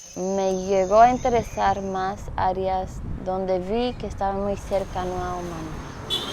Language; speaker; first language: Spanish; non-native, fluent; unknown